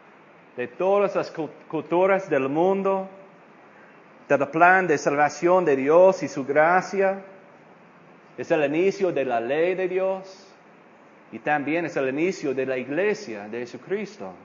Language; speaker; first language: Spanish; non-native, fluent; English